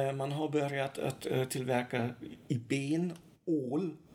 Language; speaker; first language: Swedish; non-native, fluent; German